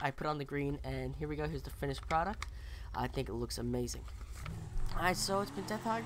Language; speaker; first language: English; native; English